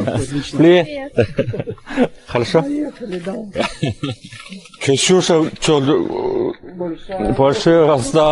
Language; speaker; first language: Russian; non-native, learner; Chinese